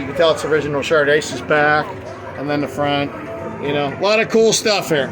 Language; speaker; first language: English; native; English